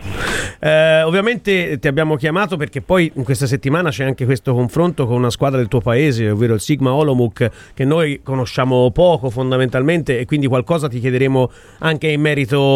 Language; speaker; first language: Italian; native; Italian